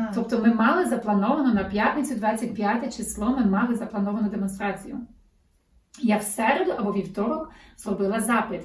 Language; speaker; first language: Ukrainian; early bilingual, heritage; Ukrainian